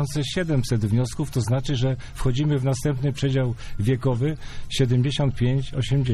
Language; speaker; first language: Polish; native; Polish